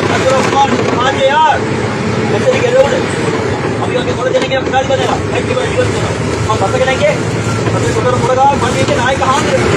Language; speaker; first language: Sinhala; non-native, local second language; Tamil